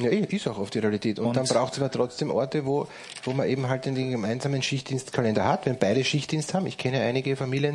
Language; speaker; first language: German; native; German